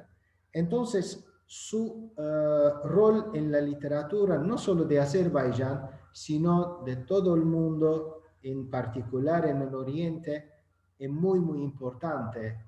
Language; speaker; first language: Spanish; non-native, fluent; Azerbaijani